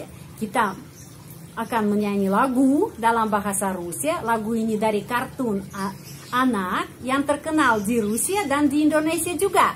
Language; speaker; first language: Indonesian; non-native, fluent; Russian